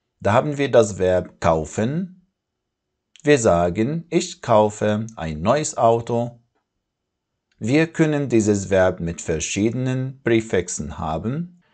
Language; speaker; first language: German; non-native, fluent; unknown